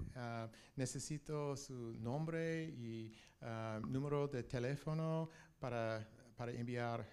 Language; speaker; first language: Spanish; non-native, learner; English